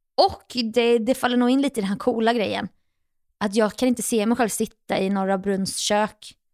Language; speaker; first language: Swedish; native; Swedish